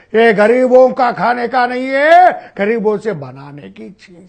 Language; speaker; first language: Hindi; non-native, local second language; Telugu